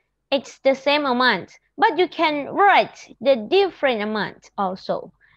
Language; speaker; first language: English; non-native, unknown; Thai